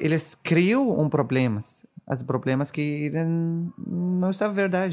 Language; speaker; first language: Portuguese; non-native, fluent; Arabic